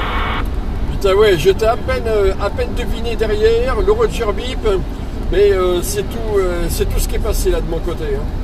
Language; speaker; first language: French; native; French